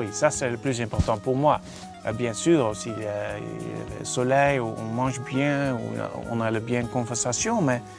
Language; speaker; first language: French; non-native, learner; Dutch